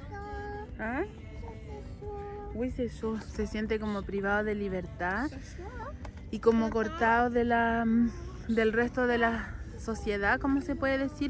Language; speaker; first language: Spanish; native; Spanish